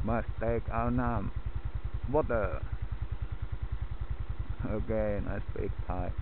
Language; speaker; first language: English; non-native, learner; Finnish